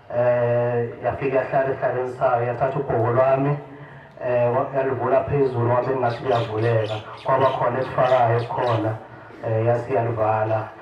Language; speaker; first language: Zulu; native; Zulu